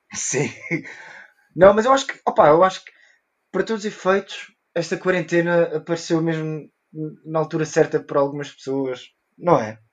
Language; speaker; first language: Portuguese; early bilingual, heritage; Portuguese